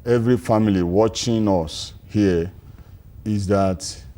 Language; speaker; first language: English; non-native, local second language; Yoruba